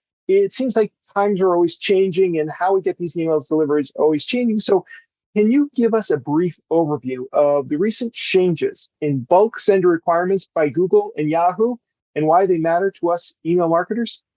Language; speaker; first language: English; native; English